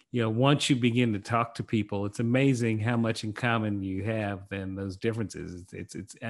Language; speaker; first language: English; native; English